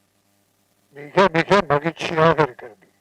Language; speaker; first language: Tamil; native; Tamil